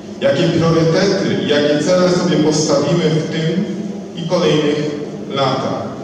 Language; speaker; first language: Polish; native; Polish